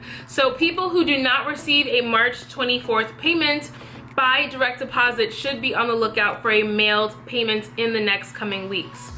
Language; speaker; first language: English; native; English